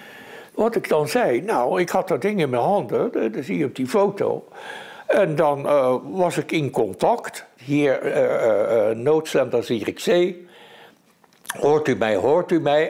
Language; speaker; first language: Dutch; native; Dutch